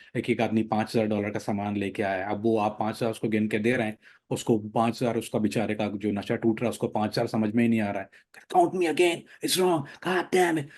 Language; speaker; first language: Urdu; native; Urdu